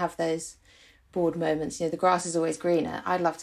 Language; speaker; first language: English; native; English